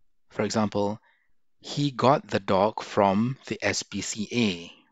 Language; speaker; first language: English; non-native, local second language; Malay